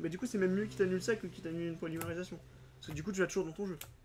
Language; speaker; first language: French; native; French